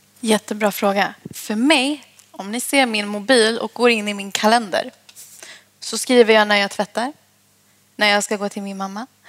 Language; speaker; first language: Swedish; native; Swedish